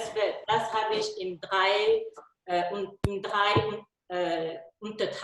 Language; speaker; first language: German; non-native, learner; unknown